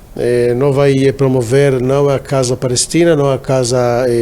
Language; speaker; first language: Portuguese; non-native, fluent; Hebrew